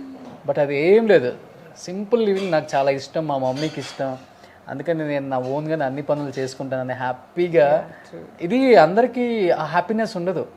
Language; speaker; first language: Telugu; native; Telugu